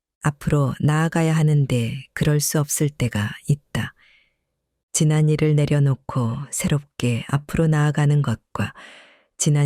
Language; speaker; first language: Korean; native; Korean